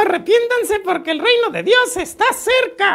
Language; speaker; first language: Spanish; native; Spanish